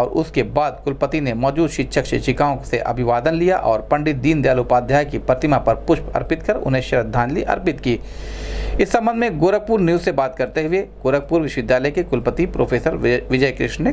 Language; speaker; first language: Hindi; native; Hindi